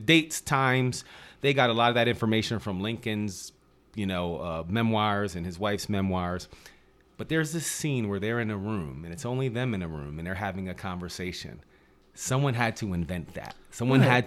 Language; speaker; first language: English; native; English